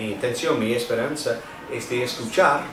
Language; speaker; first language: Spanish; non-native, fluent; English